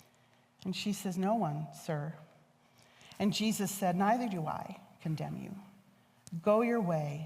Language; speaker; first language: English; native; English